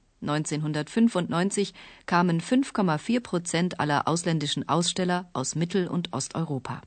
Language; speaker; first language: German; native; German